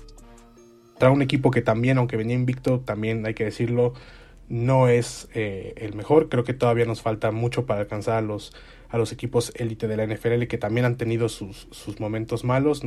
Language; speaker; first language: Spanish; native; Spanish